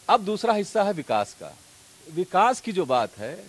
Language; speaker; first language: Hindi; native; Hindi